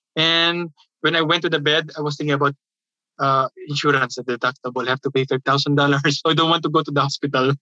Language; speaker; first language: English; non-native, local second language; Filipino